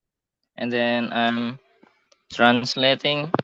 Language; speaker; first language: English; non-native, learner; Indonesian